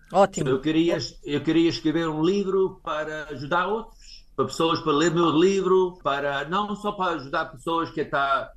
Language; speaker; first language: Portuguese; early bilingual, heritage; English